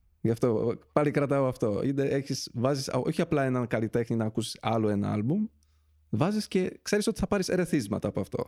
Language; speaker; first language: Greek; early bilingual, other home language; Polish